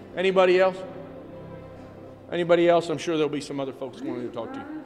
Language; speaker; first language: English; early bilingual, other home language; Spanish